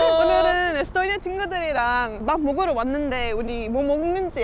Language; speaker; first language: Korean; non-native, fluent; Estonian